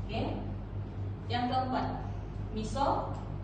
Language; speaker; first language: Malay; native; Malay